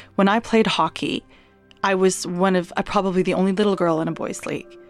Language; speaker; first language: English; native; English